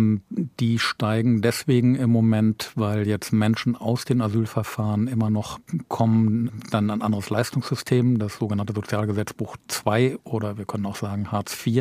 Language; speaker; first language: German; native; German